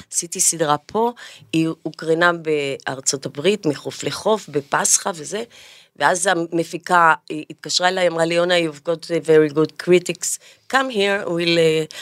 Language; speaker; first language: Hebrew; native; Hebrew